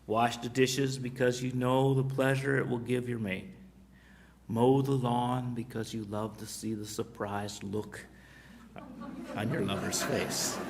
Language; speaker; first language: English; native; English